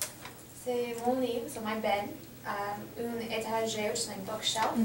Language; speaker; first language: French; non-native, learner; English